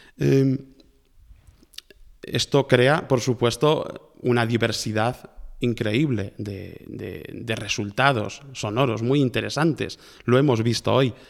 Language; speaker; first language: Spanish; native; Spanish